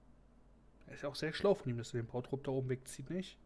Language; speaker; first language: German; native; German